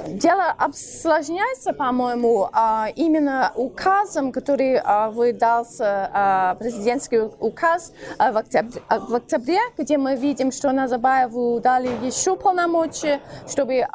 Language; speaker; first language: Russian; non-native, fluent; English